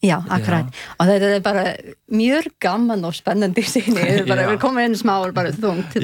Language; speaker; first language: Icelandic; non-native, learner; English